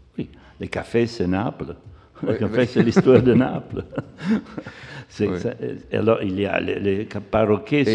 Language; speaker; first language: French; non-native, fluent; Italian